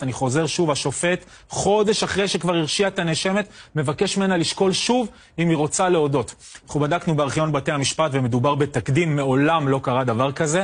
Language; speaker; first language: Hebrew; native; Hebrew